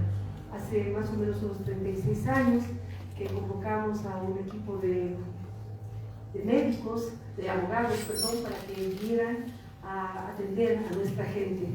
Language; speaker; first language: Spanish; native; Spanish